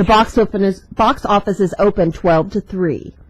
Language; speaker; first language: English; native; English